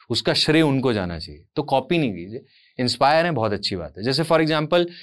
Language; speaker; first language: Hindi; native; Hindi